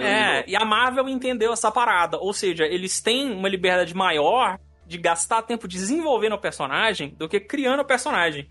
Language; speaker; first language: Portuguese; native; Portuguese